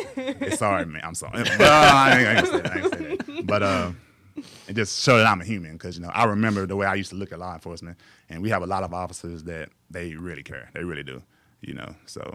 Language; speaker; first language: English; native; English